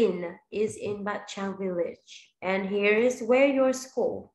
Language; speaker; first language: English; non-native, fluent; Vietnamese